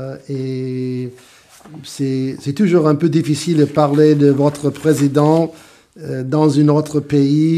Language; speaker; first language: French; non-native, fluent; English